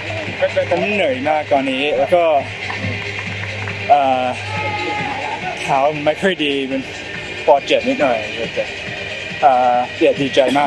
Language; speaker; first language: Thai; early bilingual, heritage; Thai